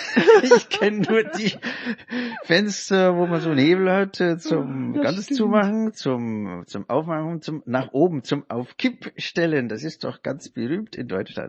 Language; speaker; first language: German; native; German